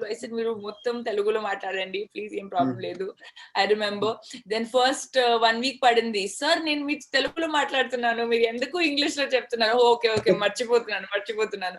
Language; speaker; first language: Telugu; non-native, learner; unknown